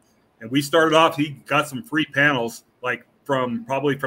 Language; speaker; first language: English; native; English